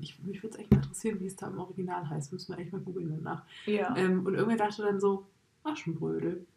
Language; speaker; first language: German; native; German